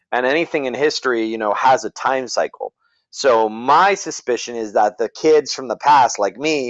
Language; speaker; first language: English; native; English